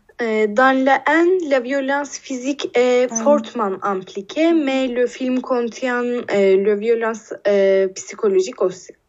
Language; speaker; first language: French; non-native, learner; Turkish